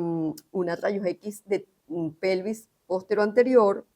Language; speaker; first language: Spanish; native; Spanish